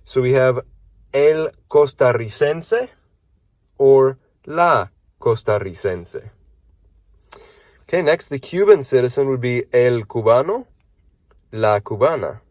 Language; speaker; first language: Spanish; non-native, fluent; English